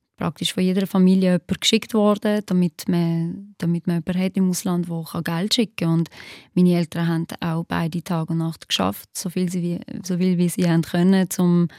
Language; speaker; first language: German; early bilingual, other home language; Albanian